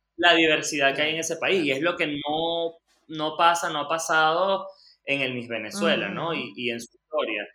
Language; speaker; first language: Spanish; native; Spanish